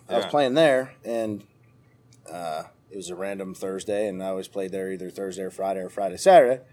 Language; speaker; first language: English; native; English